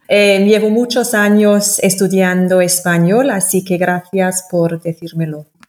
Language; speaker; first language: Spanish; non-native, fluent; English